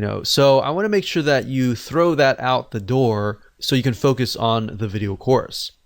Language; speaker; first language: English; native; English